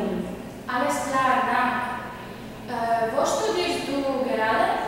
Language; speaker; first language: German; non-native, learner; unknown